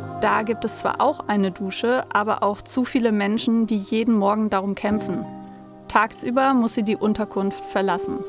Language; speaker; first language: German; native; German